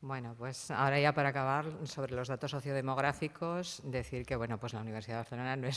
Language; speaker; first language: Spanish; non-native, local second language; Catalan